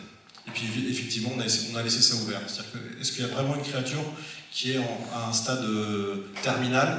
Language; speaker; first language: French; native; French